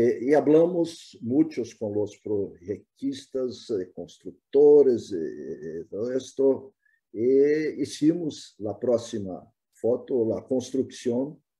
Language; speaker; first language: Spanish; non-native, fluent; Portuguese